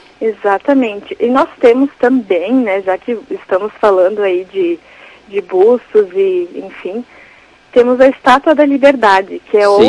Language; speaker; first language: Portuguese; native; Portuguese